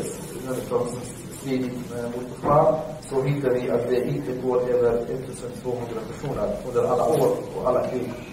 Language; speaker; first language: Swedish; early bilingual, other home language; Arabic